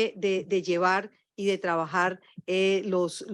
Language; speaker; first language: Spanish; native; Spanish